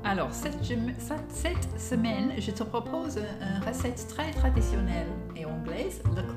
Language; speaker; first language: French; non-native, fluent; English